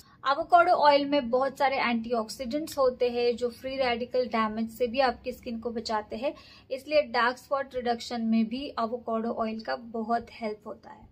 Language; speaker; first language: Hindi; native; Hindi